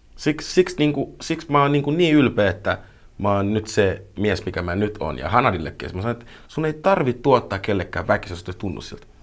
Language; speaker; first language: Finnish; early bilingual, other home language; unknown